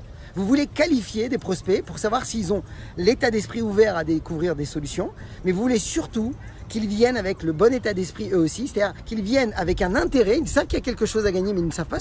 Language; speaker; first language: French; native; French